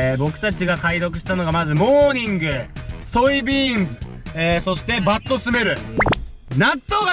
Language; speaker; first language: Japanese; native; Japanese